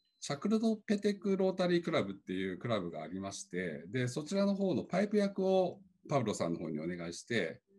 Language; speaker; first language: Japanese; native; Japanese